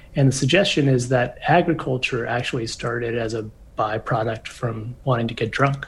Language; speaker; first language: English; native; English